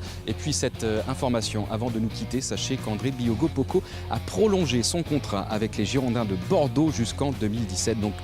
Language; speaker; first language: French; native; French